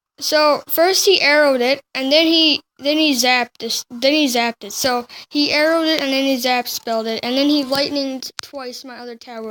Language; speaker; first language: English; native; English